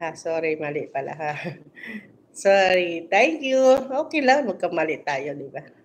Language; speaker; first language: Filipino; non-native, local second language; Hiligaynon